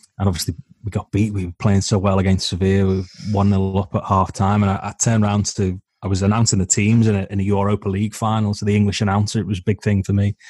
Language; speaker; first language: English; native; English